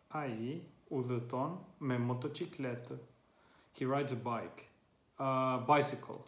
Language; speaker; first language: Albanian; non-native, learner; Finnish